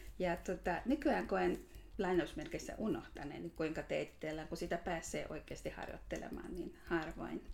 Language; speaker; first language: Finnish; non-native, fluent; Hungarian